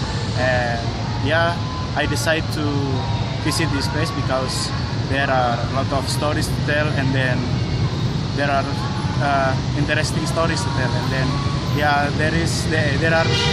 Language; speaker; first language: English; non-native, learner; Indonesian